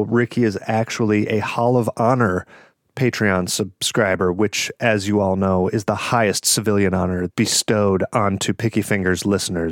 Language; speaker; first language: English; native; English